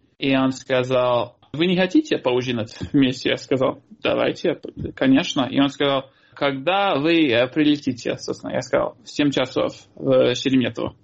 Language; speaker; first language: Russian; non-native, fluent; English